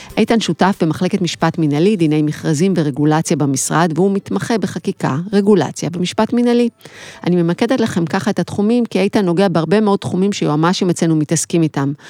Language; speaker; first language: Hebrew; native; Hebrew